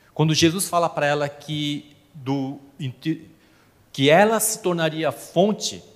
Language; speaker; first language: Portuguese; non-native, fluent; Korean